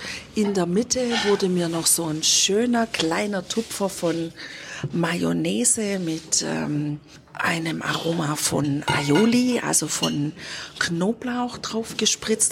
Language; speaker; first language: German; native; German